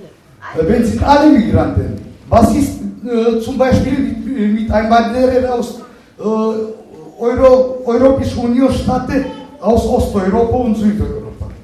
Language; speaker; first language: German; non-native, learner; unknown